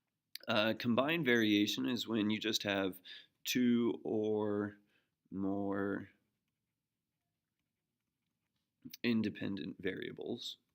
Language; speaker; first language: English; native; English